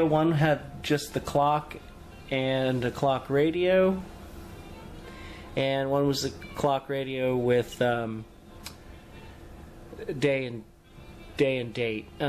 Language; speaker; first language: English; native; English